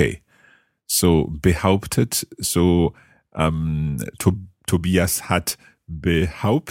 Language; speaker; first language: German; non-native, learner; English